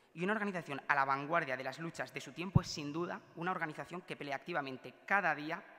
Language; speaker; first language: Spanish; native; Spanish